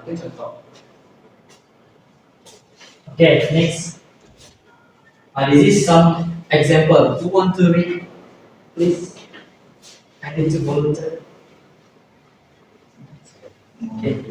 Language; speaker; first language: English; non-native, learner; Indonesian